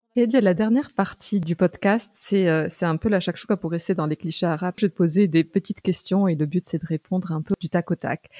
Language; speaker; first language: French; early bilingual, other home language; Arabic